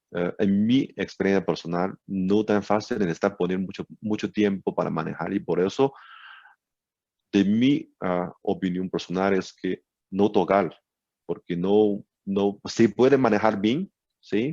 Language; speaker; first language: Spanish; non-native, learner; Chinese